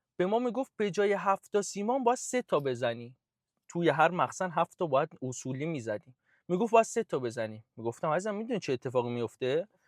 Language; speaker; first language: Persian; native; Persian